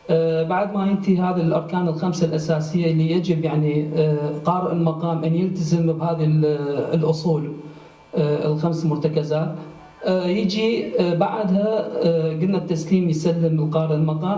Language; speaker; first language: Arabic; native; Arabic